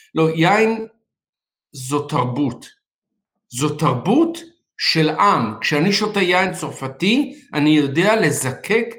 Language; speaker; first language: Hebrew; native; Hebrew